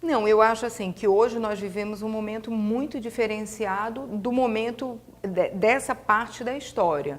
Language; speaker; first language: Portuguese; native; Portuguese